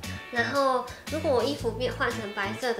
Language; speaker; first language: Chinese; native; Chinese